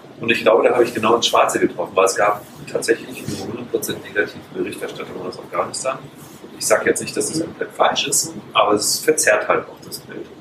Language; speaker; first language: German; native; German